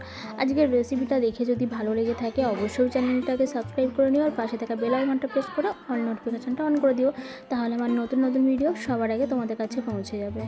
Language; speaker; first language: Bangla; native; Bangla